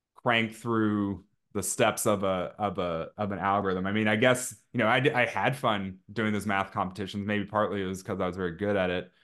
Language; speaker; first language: English; native; English